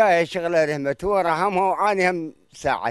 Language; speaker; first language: Arabic; native; Arabic